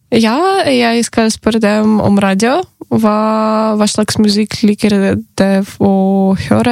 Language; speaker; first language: Norwegian; non-native, learner; Ukrainian